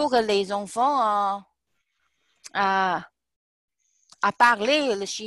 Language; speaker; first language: French; non-native, learner; Chinese